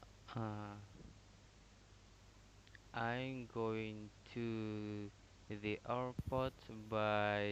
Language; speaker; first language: English; non-native, learner; Indonesian